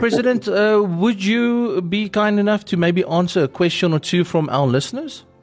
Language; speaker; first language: English; non-native, local second language; Afrikaans